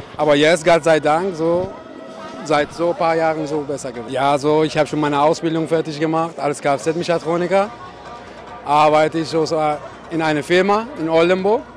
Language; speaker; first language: German; non-native, learner; Persian